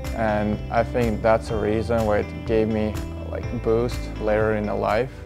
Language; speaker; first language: English; non-native, fluent; Latvian